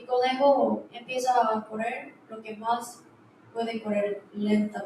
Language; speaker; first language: Spanish; non-native, learner; Korean